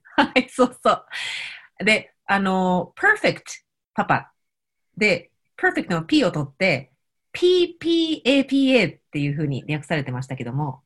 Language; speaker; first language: Japanese; native; Japanese